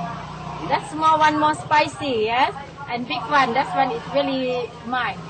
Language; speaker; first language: English; non-native, learner; Thai